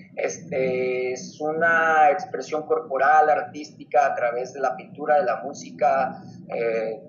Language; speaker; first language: Spanish; native; Spanish